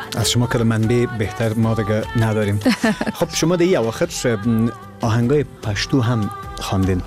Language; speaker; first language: Persian; native; Persian